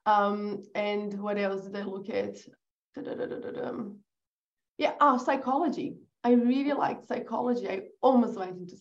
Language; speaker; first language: English; non-native, fluent; Portuguese